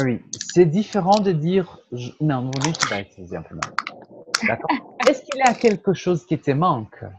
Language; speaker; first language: French; non-native, fluent; Portuguese